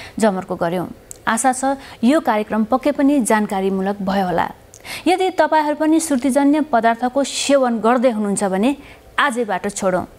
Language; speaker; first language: Nepali; native; Nepali